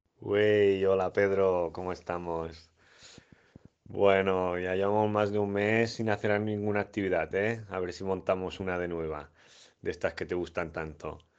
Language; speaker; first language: Spanish; non-native, local second language; Catalan